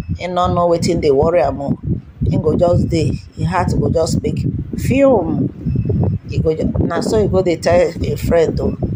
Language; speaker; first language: Nigerian Pidgin; non-native, local second language; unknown